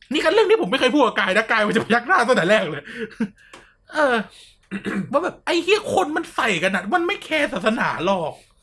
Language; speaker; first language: Thai; native; Thai